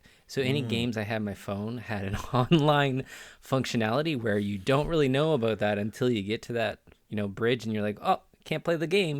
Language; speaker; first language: English; native; English